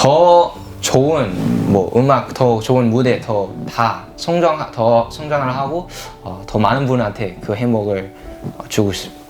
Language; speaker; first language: Korean; early bilingual, heritage; English